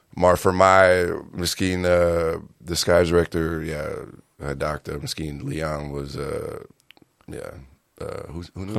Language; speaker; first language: Dutch; non-native, learner; English